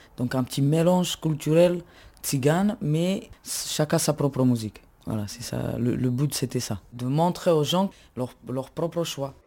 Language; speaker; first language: French; non-native, fluent; Romany